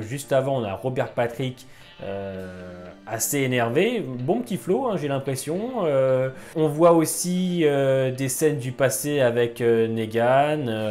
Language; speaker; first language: French; native; French